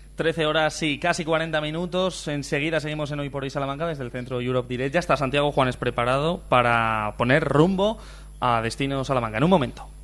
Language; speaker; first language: Spanish; native; Spanish